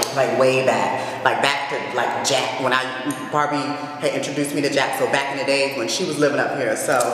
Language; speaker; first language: English; native; English